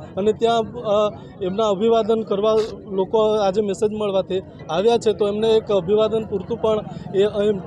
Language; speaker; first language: Gujarati; native; Gujarati